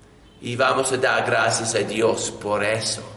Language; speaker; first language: Spanish; non-native, learner; English